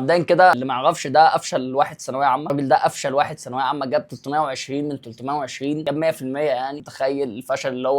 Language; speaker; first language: Arabic; native; Arabic